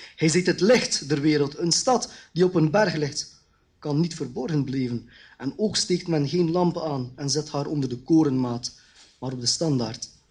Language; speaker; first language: Dutch; early bilingual, other home language; Khmer